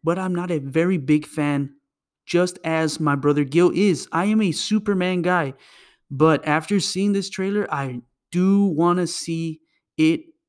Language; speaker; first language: English; early bilingual, other home language; Spanish